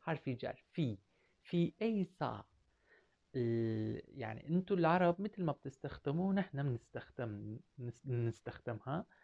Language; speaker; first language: Arabic; non-native, fluent; Turkish